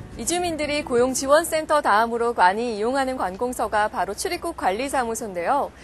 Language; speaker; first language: Korean; native; Korean